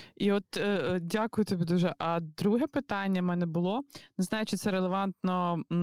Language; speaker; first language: Ukrainian; native; Ukrainian